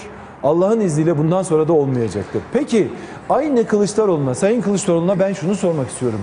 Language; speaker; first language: Turkish; native; Turkish